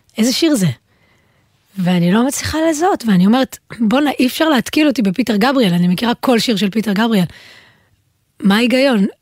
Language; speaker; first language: Hebrew; native; Hebrew